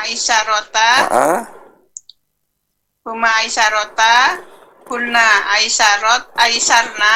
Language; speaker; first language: Arabic; non-native, learner; Indonesian